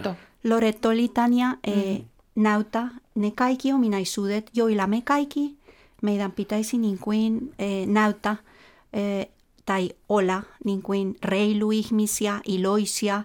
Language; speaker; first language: Finnish; non-native, fluent; Spanish